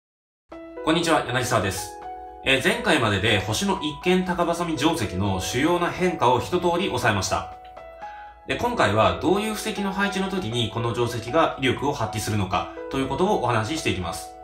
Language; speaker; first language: Japanese; native; Japanese